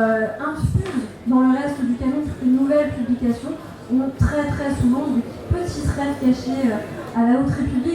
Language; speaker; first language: French; native; French